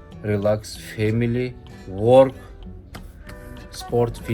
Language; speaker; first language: English; non-native, learner; Turkish